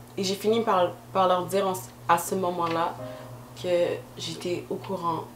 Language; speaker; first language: French; early bilingual, other home language; Lingala